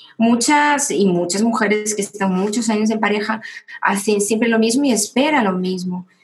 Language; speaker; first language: Spanish; non-native, fluent; Portuguese